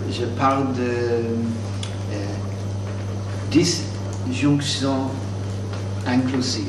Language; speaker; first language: French; non-native, fluent; English